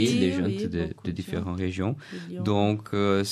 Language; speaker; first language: French; non-native, learner; Portuguese